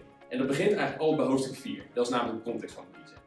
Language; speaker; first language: Dutch; native; Dutch